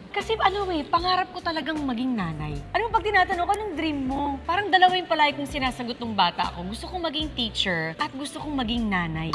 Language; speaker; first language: Filipino; native; Filipino